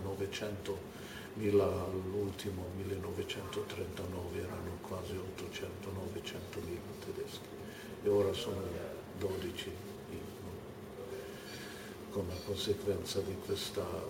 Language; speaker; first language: Italian; non-native, fluent; German